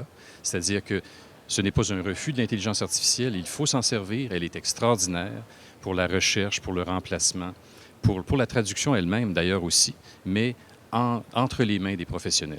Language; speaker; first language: French; native; French